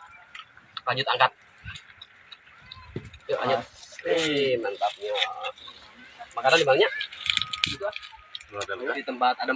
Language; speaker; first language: Indonesian; non-native, local second language; Sundanese